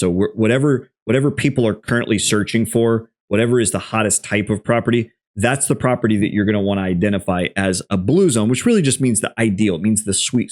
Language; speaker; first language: English; native; English